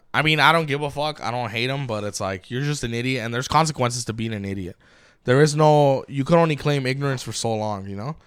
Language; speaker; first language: English; early bilingual, other home language; Spanish